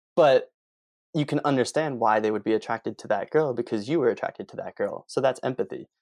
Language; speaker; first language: English; native; English